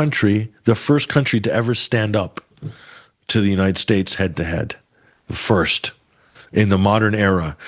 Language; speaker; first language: English; native; English